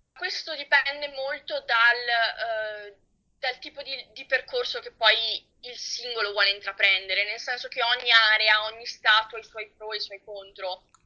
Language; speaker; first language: Italian; native; Italian